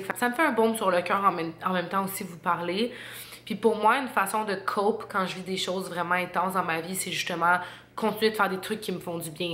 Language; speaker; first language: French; native; French